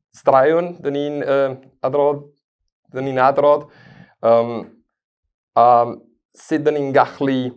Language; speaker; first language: Welsh; non-native, learner; Spanish